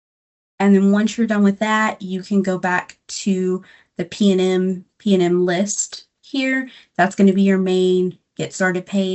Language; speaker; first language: English; native; English